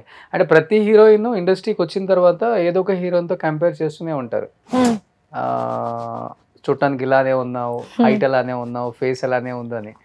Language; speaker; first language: Telugu; native; Telugu